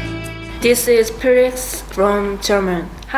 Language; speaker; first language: English; non-native, learner; Korean